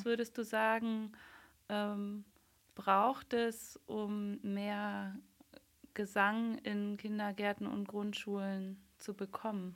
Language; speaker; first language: German; native; German